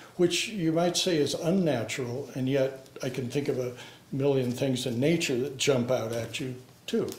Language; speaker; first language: English; native; English